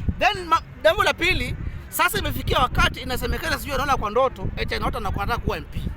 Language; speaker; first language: Swahili; non-native, local second language; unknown